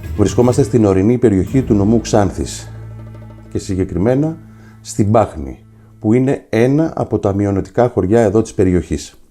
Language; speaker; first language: Greek; native; Greek